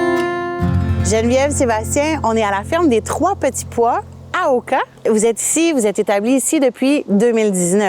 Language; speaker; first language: French; native; French